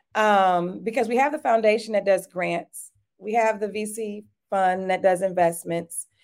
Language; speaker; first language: English; native; English